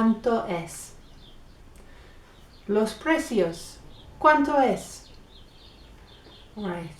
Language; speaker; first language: Spanish; non-native, fluent; English